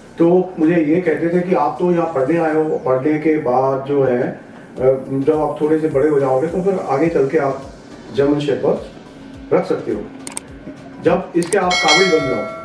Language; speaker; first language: Hindi; non-native, local second language; Bangla